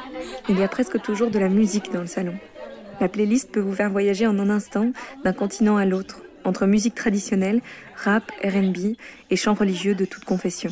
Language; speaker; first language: French; native; French